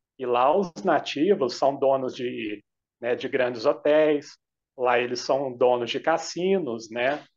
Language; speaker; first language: Portuguese; native; Portuguese